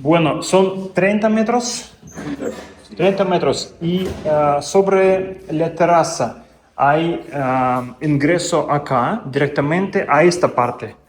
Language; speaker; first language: Spanish; non-native, learner; Russian